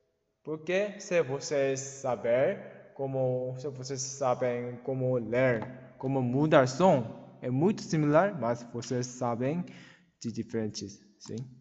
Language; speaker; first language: Portuguese; non-native, learner; Korean